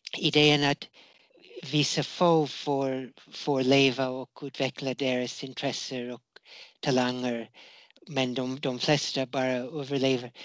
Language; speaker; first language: Swedish; non-native, fluent; English